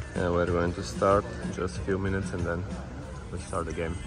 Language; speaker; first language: English; non-native, fluent; Bulgarian